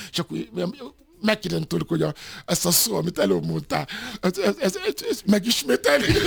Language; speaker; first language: Hungarian; non-native, fluent; Yoruba